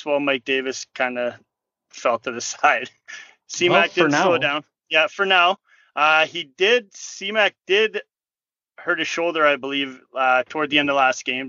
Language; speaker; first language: English; native; English